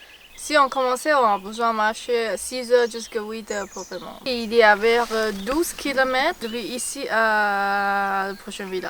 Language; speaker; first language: French; non-native, fluent; Chinese